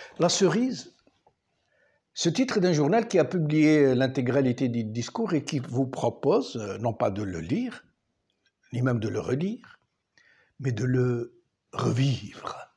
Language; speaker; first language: French; non-native, local second language; Arabic